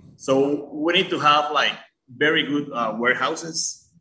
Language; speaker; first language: English; early bilingual, other home language; Spanish